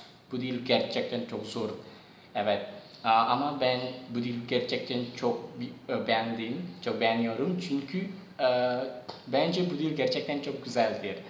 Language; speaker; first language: Turkish; non-native, learner; Javanese